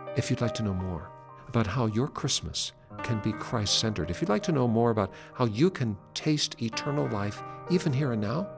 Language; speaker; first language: English; native; English